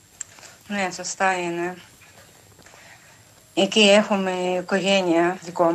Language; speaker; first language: Greek; non-native, local second language; Ukrainian